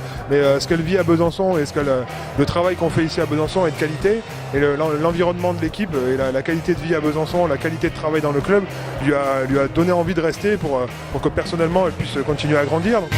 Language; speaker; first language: French; native; French